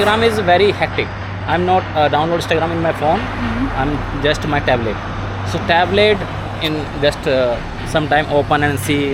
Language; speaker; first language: English; non-native, learner; Hindi